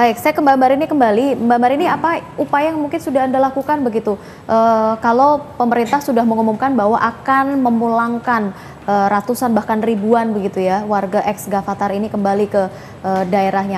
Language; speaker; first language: Indonesian; native; Indonesian